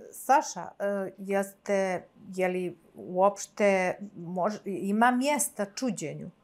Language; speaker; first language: Serbian; native; Serbian